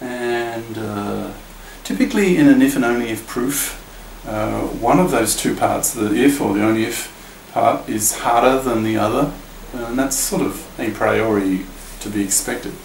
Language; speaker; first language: English; native; English